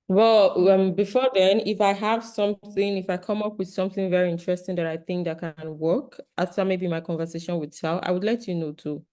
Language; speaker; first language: English; non-native, local second language; Yoruba